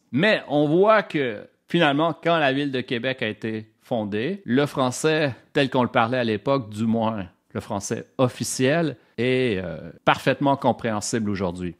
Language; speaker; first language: French; native; French